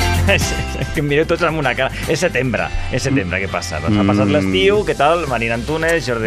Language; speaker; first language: Catalan; native; Catalan